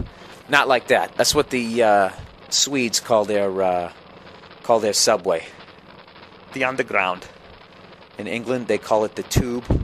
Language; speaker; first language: English; native; English